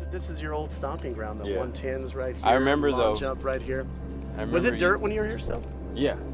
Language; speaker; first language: English; native; English